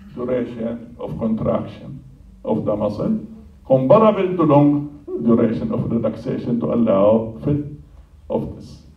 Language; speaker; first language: English; non-native, fluent; Arabic